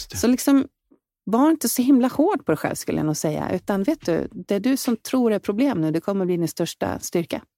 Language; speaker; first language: Swedish; native; Swedish